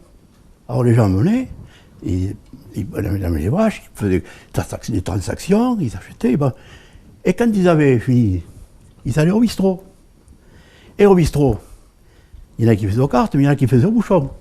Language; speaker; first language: French; native; French